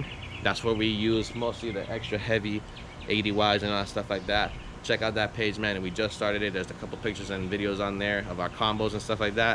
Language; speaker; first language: English; native; English